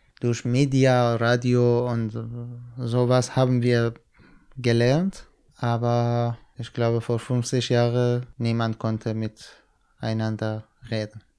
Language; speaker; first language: German; non-native, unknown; Central Kurdish